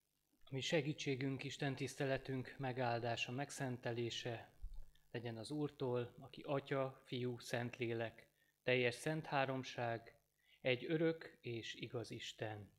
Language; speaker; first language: Hungarian; native; Hungarian